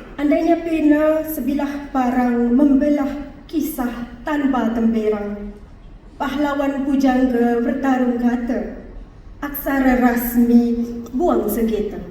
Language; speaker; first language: Malay; native; Malay